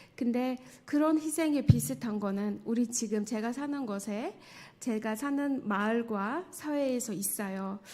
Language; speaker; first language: Korean; non-native, fluent; Tajik